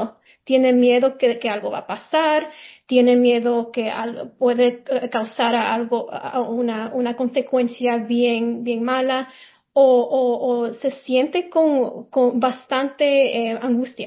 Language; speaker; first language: Spanish; early bilingual, heritage; Spanish